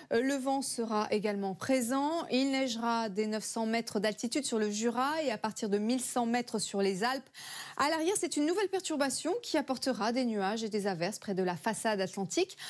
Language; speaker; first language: French; native; French